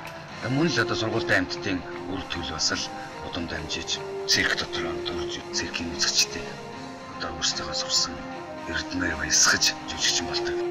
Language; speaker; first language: Mongolian; native; Mongolian